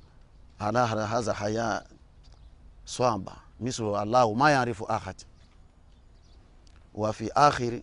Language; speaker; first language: Arabic; non-native, learner; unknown